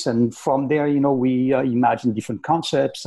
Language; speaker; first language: English; non-native, fluent; French